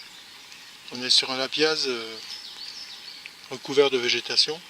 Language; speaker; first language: French; native; French